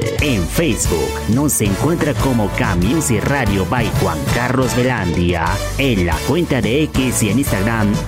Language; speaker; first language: Spanish; native; Spanish